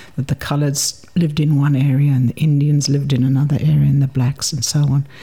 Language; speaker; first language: English; native; English